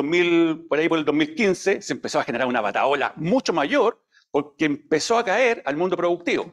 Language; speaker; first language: Spanish; native; Spanish